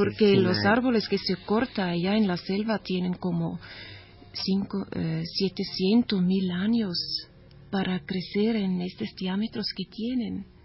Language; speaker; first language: Spanish; non-native, learner; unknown